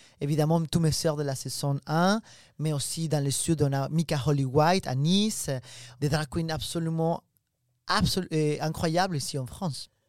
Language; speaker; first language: French; non-native, fluent; Spanish